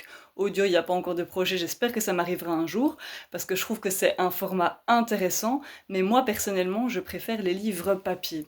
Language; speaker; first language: French; native; French